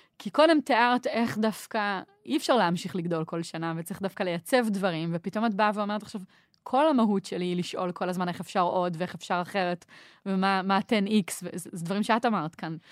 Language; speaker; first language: Hebrew; native; Hebrew